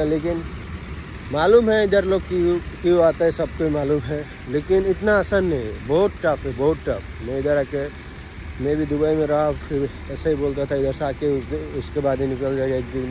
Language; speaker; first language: Hindi; non-native, learner; Bangla